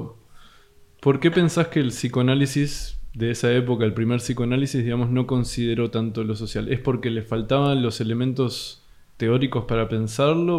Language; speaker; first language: Spanish; native; Spanish